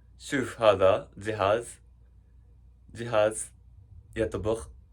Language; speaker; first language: Arabic; non-native, learner; Japanese